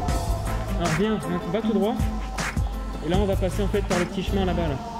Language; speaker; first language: French; native; French